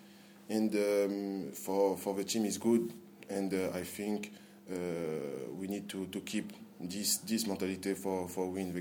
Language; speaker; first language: English; non-native, learner; French